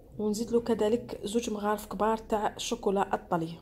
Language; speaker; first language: Arabic; native; Arabic